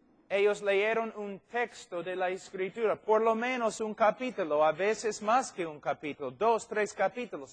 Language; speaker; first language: Spanish; non-native, fluent; English